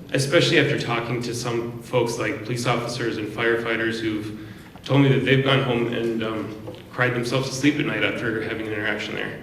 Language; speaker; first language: English; native; English